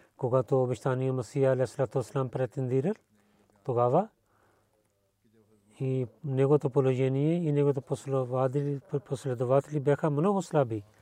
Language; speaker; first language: Bulgarian; non-native, learner; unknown